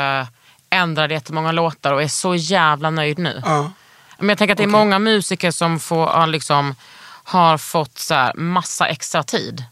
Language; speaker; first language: Swedish; native; Swedish